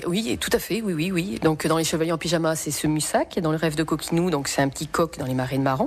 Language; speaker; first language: French; native; French